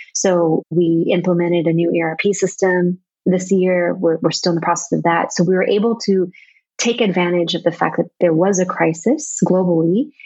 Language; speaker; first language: English; native; English